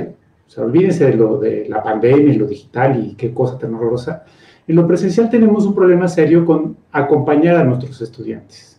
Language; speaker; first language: Spanish; native; Spanish